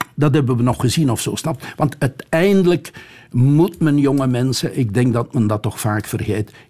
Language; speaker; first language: Dutch; native; Dutch